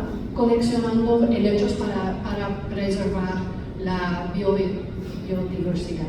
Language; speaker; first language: Spanish; non-native, fluent; English